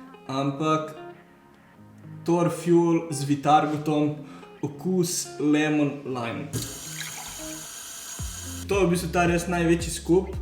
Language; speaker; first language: Slovenian; native; Slovenian